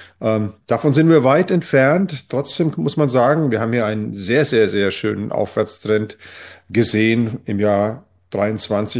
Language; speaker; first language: German; native; German